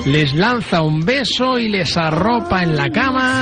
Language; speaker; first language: Spanish; native; Spanish